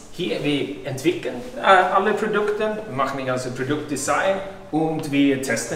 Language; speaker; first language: German; non-native, fluent; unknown